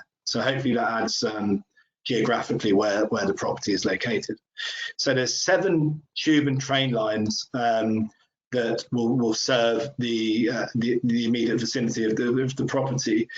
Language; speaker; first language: English; native; English